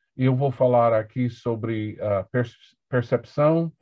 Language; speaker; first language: Portuguese; non-native, fluent; English